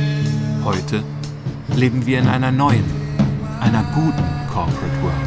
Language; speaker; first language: German; native; German